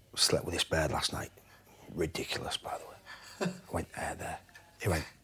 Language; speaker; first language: English; native; English